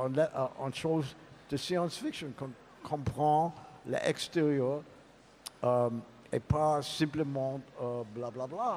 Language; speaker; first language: French; non-native, learner; English